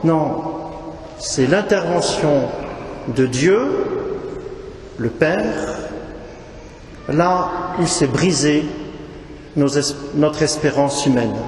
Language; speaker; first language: French; native; French